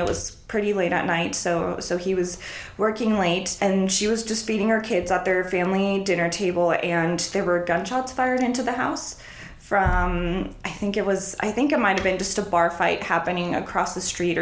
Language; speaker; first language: English; early bilingual, other home language; Spanish